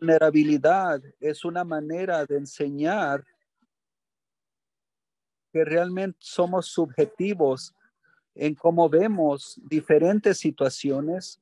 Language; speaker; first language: Spanish; early bilingual, heritage; English